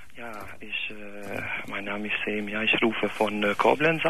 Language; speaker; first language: German; non-native, learner; Albanian